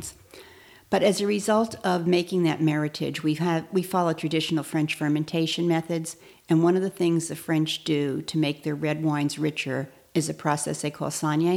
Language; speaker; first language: English; native; English